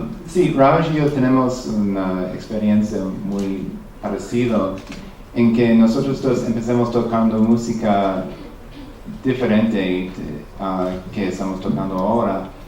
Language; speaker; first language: Spanish; non-native, fluent; English